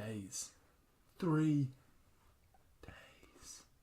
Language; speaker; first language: English; native; English